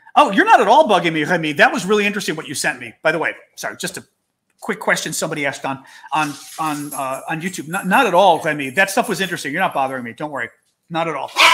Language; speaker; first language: English; native; English